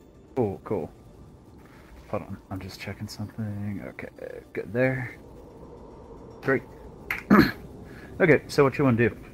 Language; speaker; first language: English; native; English